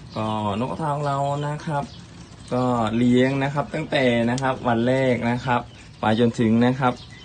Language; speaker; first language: Thai; native; Thai